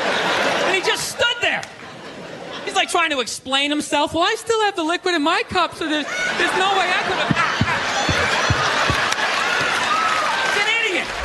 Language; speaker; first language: English; native; English